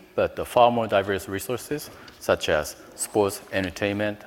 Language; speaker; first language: English; non-native, fluent; Japanese